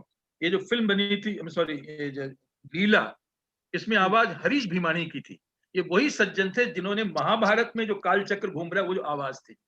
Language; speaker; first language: Hindi; native; Hindi